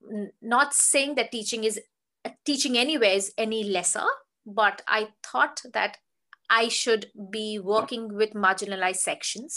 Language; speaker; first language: English; non-native, local second language; Hindi